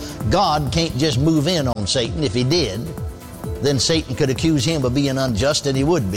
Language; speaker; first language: English; native; English